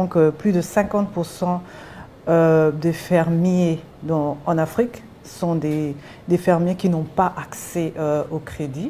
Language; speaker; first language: French; non-native, local second language; Kinyarwanda